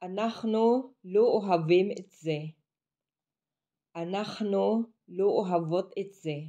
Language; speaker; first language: Hebrew; non-native, fluent; Filipino